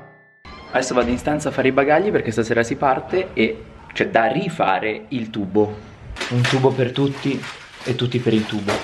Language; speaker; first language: Italian; native; Italian